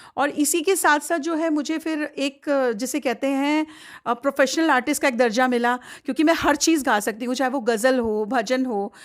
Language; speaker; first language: Hindi; native; Hindi